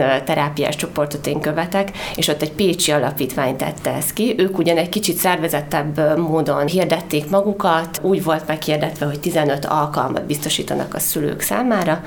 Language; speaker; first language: Hungarian; native; Hungarian